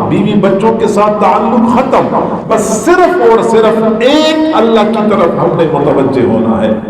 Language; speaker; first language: Urdu; native; Urdu